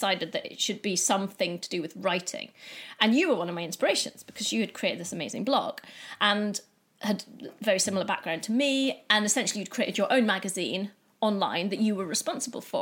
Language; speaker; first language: English; native; English